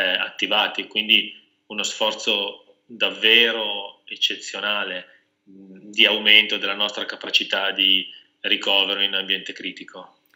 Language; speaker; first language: Italian; native; Italian